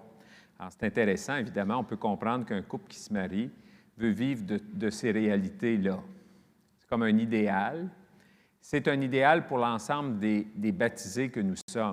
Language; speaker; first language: French; native; French